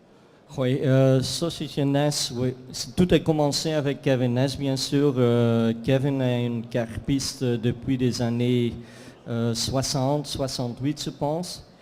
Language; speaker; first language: French; non-native, fluent; Dutch